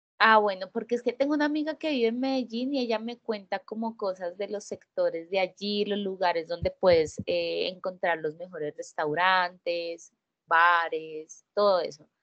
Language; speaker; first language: Spanish; native; Spanish